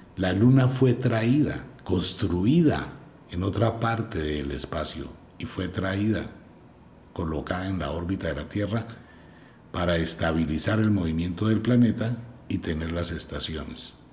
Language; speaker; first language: Spanish; native; Spanish